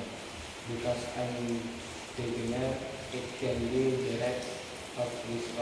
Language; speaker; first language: English; non-native, learner; Indonesian